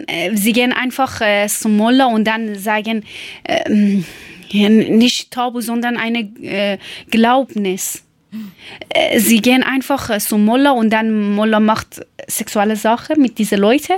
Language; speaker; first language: German; non-native, learner; Persian